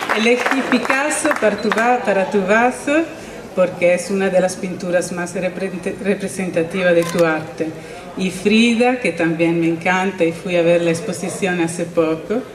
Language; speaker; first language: Spanish; non-native, fluent; Italian